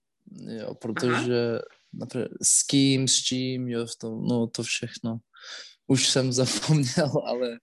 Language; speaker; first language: Czech; non-native, learner; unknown